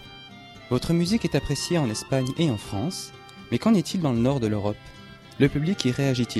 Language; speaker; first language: French; native; French